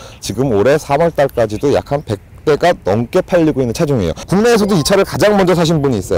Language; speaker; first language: Korean; native; Korean